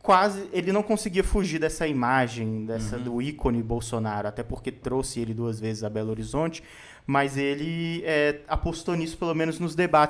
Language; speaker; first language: Portuguese; native; Portuguese